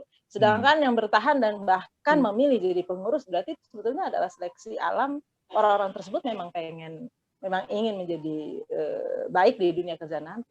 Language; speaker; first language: Indonesian; native; Indonesian